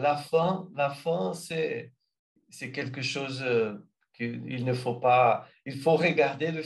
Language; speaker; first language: French; non-native, learner; Portuguese